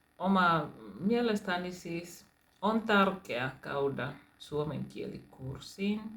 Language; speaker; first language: Finnish; non-native, learner; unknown